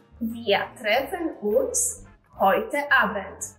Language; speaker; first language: German; non-native, fluent; Polish